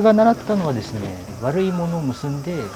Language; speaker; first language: Japanese; native; Japanese